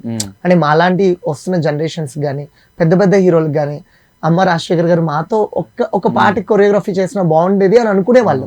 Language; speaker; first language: Telugu; native; Telugu